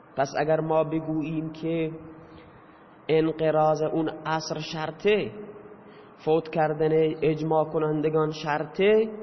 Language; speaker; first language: Persian; non-native, local second language; Baluchi